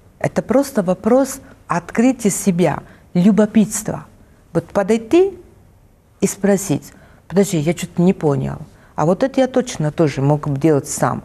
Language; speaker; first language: Russian; non-native, fluent; Italian